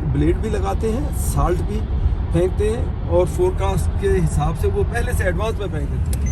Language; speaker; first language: Urdu; non-native, local second language; Punjabi